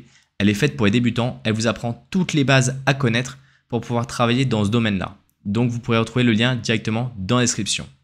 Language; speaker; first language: French; native; French